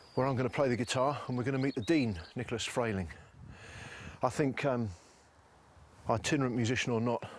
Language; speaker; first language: English; native; English